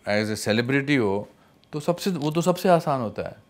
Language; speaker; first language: Hindi; native; Hindi